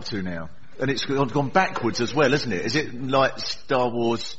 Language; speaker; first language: English; native; English